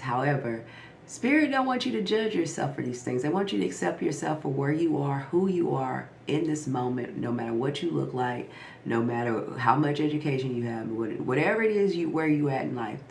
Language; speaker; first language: English; native; English